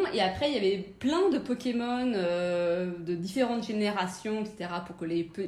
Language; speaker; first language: French; native; French